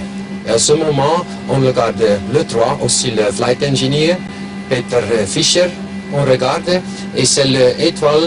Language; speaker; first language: French; non-native, local second language; German